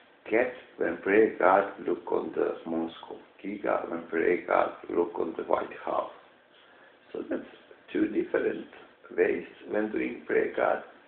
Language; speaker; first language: English; non-native, learner; Serbian